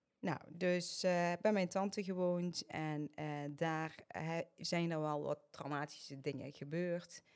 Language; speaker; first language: Dutch; early bilingual, other home language; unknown